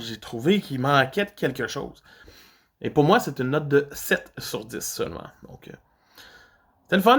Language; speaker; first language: French; native; French